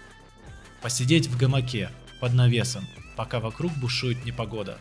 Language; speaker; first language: Russian; native; Russian